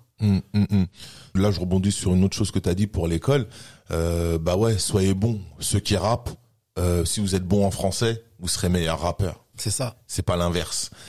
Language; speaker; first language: French; native; French